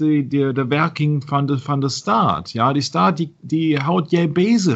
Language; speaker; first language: Dutch; non-native, learner; German